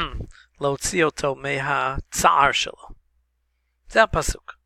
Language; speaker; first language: Hebrew; non-native, fluent; English